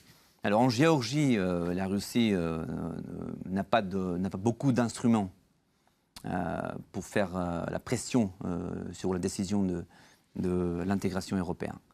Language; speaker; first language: French; non-native, fluent; Georgian